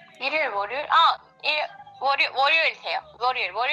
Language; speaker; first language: Korean; non-native, learner; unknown